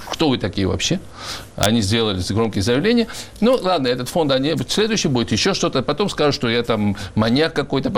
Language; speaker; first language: Russian; non-native, local second language; Georgian